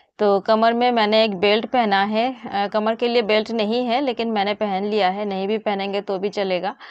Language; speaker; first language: Hindi; non-native, local second language; Bangla